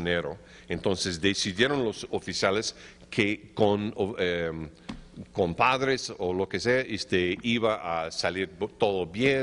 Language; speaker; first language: Spanish; non-native, fluent; English